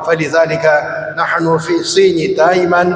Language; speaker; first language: Arabic; non-native, fluent; Chinese